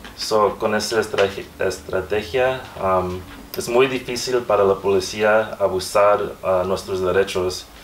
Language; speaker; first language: Spanish; early bilingual, heritage; Spanish